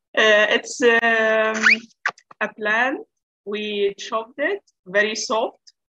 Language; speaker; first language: English; non-native, learner; Arabic